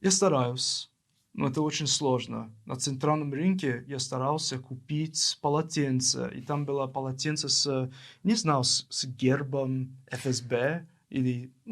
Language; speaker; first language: Russian; non-native, learner; English